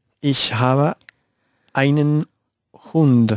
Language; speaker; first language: German; non-native, learner; Spanish